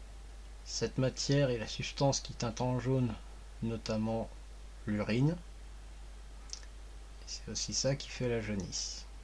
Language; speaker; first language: French; native; French